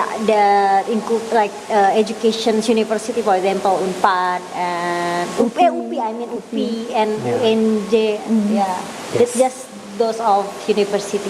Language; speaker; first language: English; non-native, learner; Indonesian